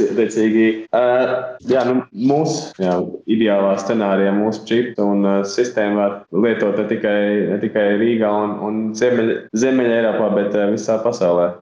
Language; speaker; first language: Latvian; native; Latvian